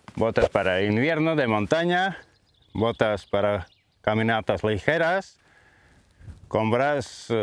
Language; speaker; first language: Spanish; non-native, fluent; Latvian